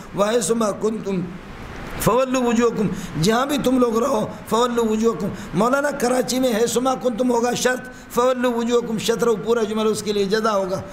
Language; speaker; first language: Urdu; non-native, local second language; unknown